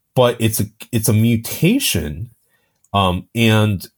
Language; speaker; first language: English; native; English